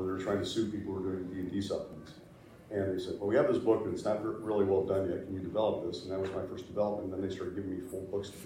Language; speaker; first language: English; native; English